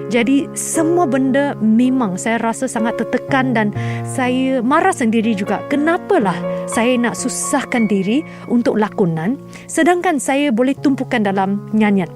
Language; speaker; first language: Malay; non-native, local second language; Chinese